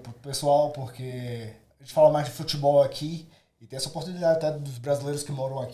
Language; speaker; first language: Portuguese; native; Portuguese